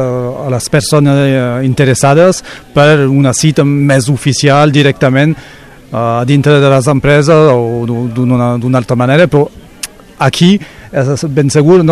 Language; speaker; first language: Catalan; non-native, local second language; French